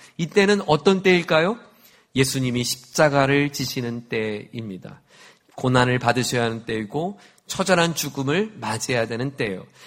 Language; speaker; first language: Korean; native; Korean